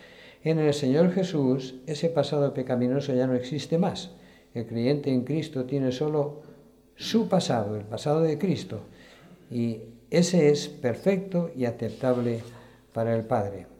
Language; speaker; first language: Spanish; native; Spanish